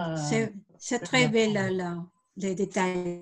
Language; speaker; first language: French; non-native, learner; Spanish